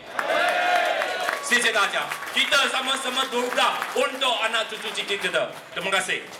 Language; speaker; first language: Malay; non-native, local second language; Chinese